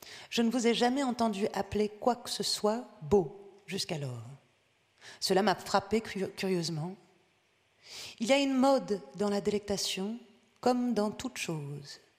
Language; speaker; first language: French; early bilingual, heritage; French